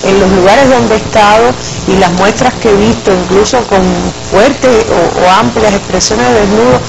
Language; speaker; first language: Spanish; native; Spanish